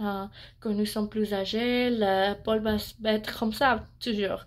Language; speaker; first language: French; non-native, learner; English